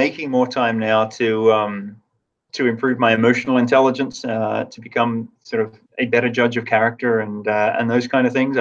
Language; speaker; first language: English; native; English